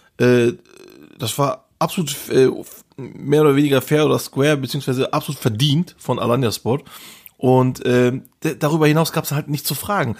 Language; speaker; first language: German; early bilingual, other home language; Turkish